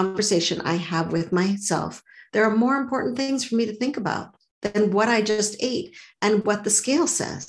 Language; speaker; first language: English; native; English